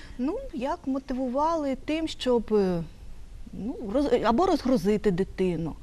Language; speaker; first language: Ukrainian; native; Ukrainian